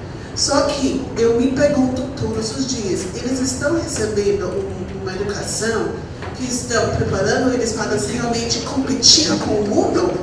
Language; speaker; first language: Portuguese; non-native, fluent; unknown